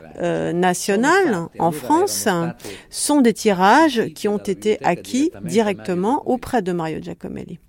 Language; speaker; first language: French; native; French